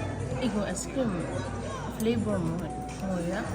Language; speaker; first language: Korean; non-native, learner; Filipino